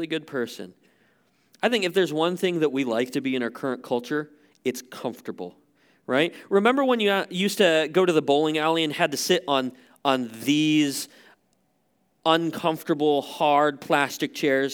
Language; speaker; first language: English; native; English